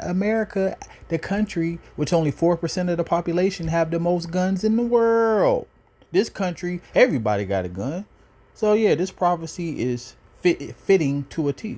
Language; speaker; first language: English; native; English